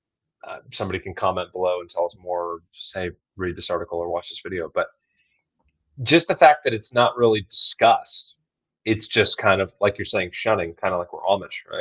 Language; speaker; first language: English; native; English